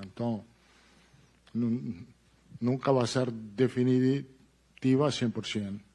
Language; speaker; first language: Portuguese; non-native, fluent; Italian